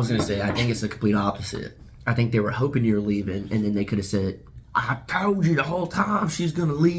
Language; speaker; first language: English; native; English